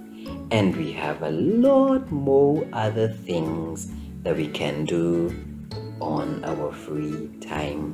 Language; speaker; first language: English; non-native, fluent; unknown